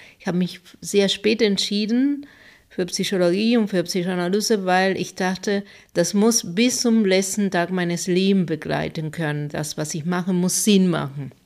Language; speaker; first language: German; non-native, fluent; Spanish